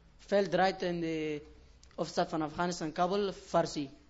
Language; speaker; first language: Dutch; non-native, learner; Persian